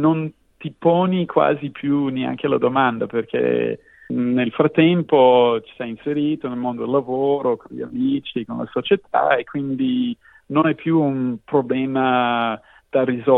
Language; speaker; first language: Italian; non-native, fluent; English